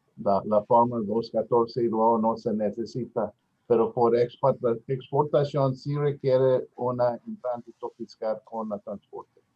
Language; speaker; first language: Spanish; non-native, learner; English